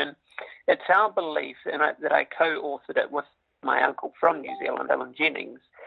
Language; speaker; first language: English; native; English